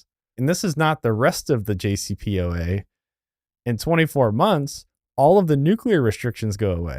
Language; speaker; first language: English; native; English